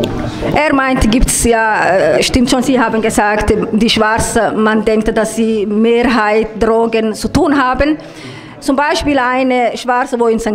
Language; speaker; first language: German; non-native, learner; Somali